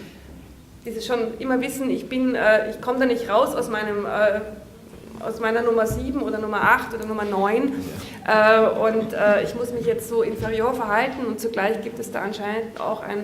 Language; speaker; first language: German; native; German